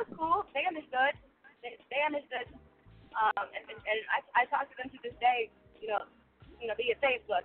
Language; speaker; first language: English; native; English